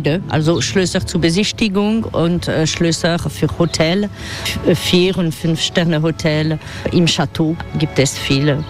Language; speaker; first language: German; non-native, fluent; French